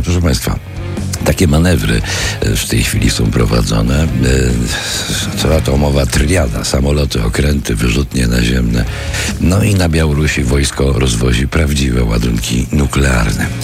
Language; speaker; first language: Polish; native; Polish